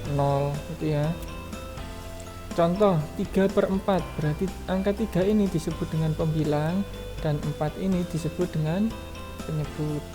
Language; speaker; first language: Indonesian; native; Indonesian